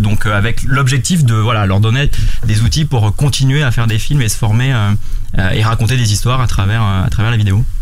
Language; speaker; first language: French; native; French